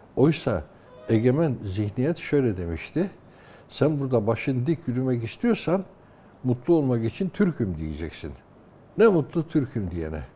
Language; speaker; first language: Turkish; native; Turkish